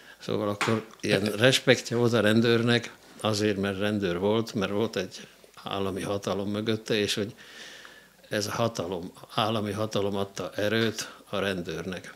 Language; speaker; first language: Hungarian; non-native, local second language; Slovak